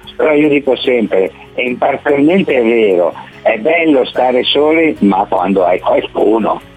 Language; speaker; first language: Italian; native; Italian